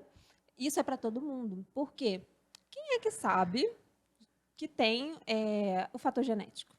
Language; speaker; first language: Portuguese; native; Portuguese